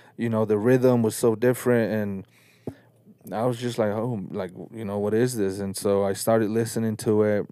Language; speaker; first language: English; early bilingual, other home language; Spanish